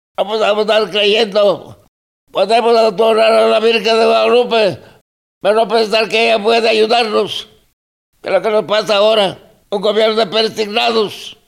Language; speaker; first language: Spanish; non-native, local second language; Zapotec